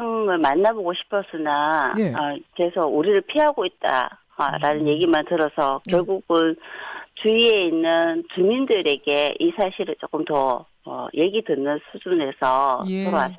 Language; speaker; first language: Korean; native; Korean